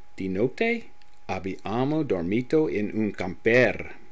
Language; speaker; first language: Italian; non-native, learner; English